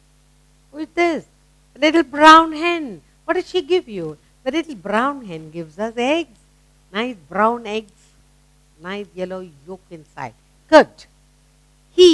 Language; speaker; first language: English; non-native, local second language; Tamil